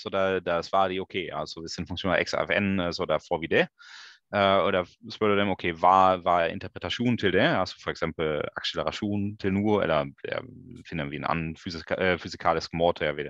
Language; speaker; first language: Norwegian; non-native, fluent; German